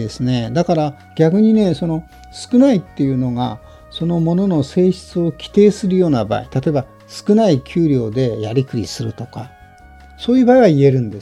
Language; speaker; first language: Japanese; native; Japanese